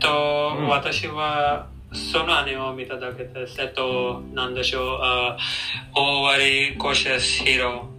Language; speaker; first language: Japanese; non-native, learner; English